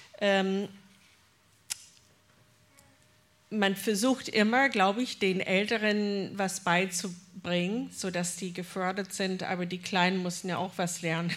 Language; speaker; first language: German; non-native, fluent; English